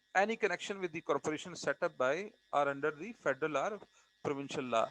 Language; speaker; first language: English; non-native, local second language; Urdu